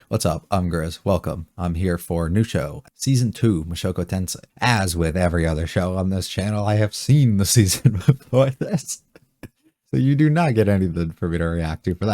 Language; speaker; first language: English; native; English